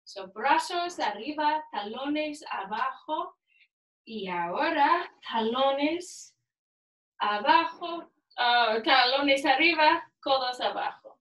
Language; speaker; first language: Spanish; non-native, learner; English